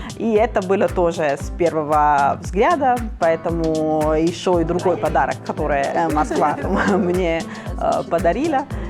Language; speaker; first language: Russian; non-native, fluent; Italian